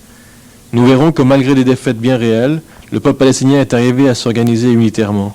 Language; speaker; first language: French; native; French